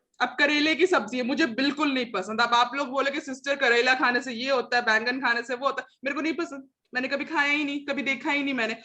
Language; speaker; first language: Hindi; non-native, local second language; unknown